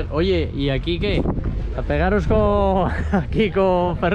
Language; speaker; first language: Spanish; native; Spanish